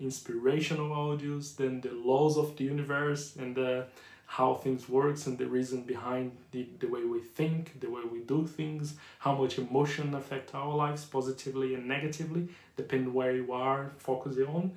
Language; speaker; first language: English; non-native, fluent; Portuguese